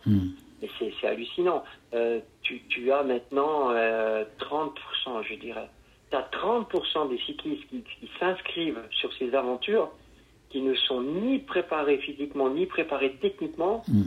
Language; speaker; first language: French; native; French